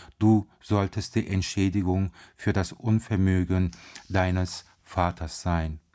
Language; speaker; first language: German; early bilingual, other home language; Turkish